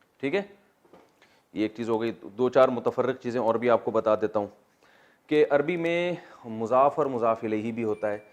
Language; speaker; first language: Urdu; native; Urdu